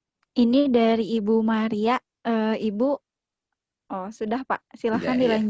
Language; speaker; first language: Indonesian; native; Indonesian